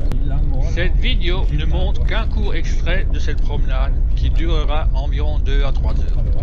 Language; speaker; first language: French; native; French